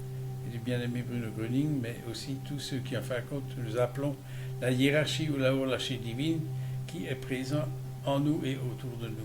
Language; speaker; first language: French; native; French